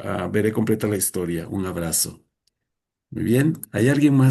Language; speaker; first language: Spanish; native; Spanish